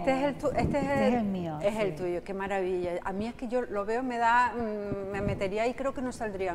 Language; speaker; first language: Spanish; native; Spanish